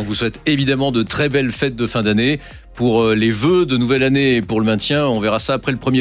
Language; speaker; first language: French; native; French